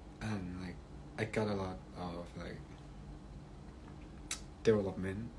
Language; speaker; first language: English; non-native, learner; Thai